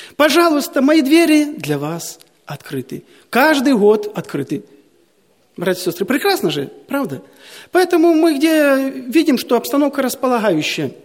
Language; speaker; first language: Russian; native; Russian